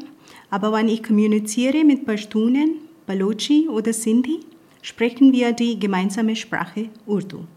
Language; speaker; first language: German; non-native, fluent; Punjabi